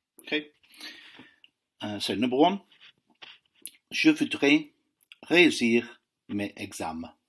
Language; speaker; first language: French; non-native, fluent; English